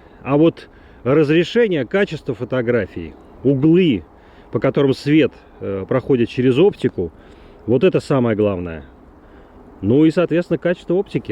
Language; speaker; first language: Russian; native; Russian